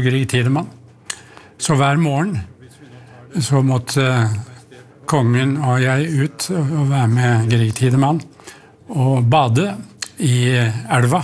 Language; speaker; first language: Norwegian; native; Norwegian